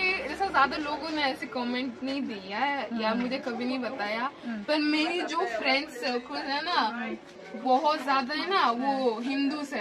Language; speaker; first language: Hindi; non-native, learner; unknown